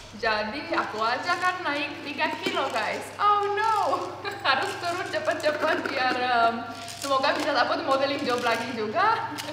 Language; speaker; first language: Indonesian; non-native, fluent; Romanian